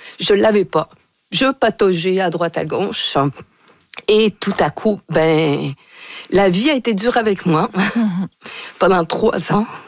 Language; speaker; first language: French; native; French